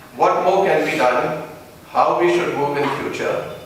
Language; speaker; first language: English; non-native, local second language; Punjabi